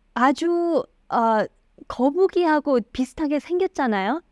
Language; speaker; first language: Korean; early bilingual, heritage; Korean